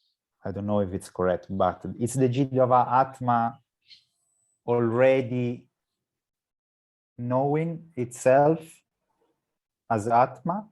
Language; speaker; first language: English; non-native, learner; Italian